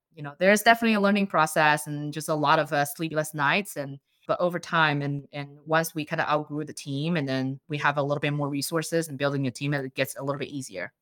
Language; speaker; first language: English; non-native, fluent; Chinese